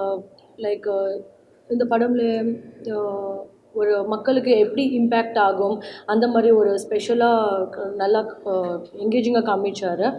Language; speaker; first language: Tamil; non-native, learner; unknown